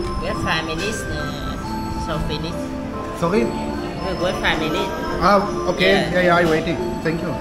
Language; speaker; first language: English; non-native, learner; German